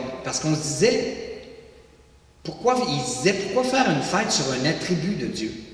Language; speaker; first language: French; native; French